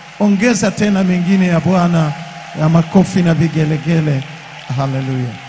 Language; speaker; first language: Swahili; native; Swahili